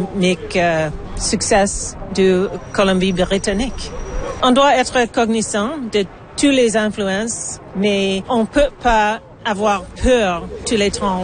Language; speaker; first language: French; non-native, learner; English